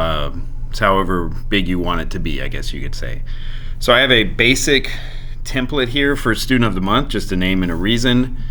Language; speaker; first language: English; native; English